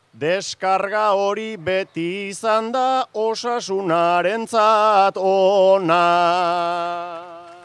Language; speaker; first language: Basque; native; Basque